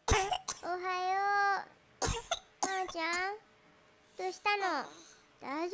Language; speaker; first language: Japanese; native; Japanese